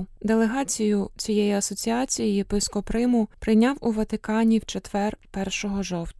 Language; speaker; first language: Ukrainian; native; Ukrainian